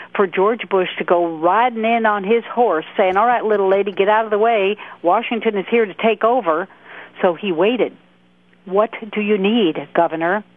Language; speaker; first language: English; native; English